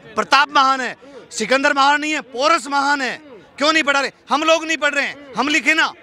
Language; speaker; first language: Hindi; native; Hindi